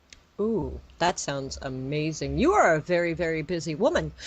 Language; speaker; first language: English; native; English